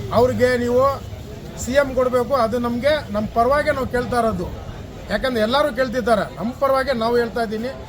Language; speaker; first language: Kannada; non-native, local second language; Urdu